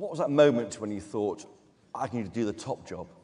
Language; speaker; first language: English; native; English